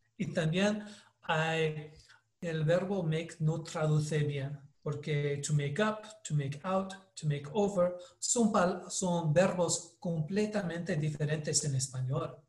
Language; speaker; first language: Spanish; non-native, learner; English